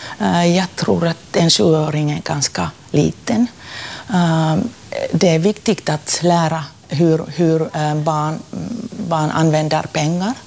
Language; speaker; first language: Swedish; non-native, learner; Finnish